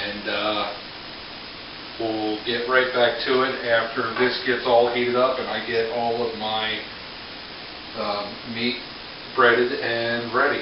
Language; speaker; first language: English; native; English